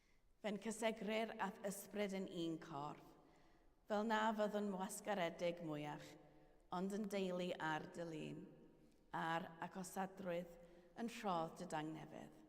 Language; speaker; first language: Welsh; native; Welsh